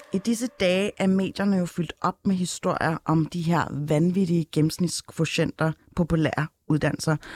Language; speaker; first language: Danish; early bilingual, other home language; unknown